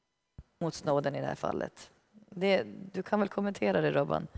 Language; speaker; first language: Swedish; native; Swedish